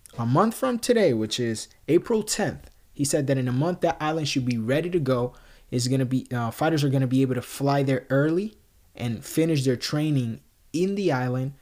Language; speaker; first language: English; non-native, local second language; Spanish